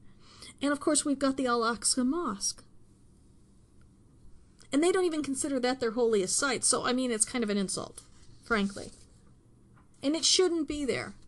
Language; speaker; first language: English; native; English